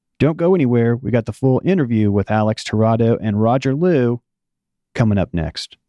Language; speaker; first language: English; native; English